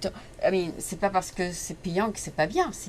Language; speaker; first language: French; native; French